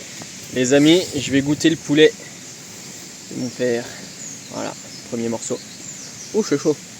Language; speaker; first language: French; native; French